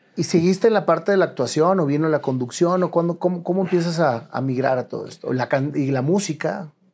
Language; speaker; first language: Spanish; native; Spanish